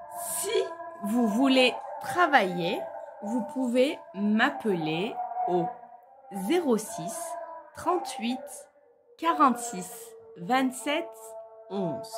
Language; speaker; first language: French; non-native, fluent; Turkish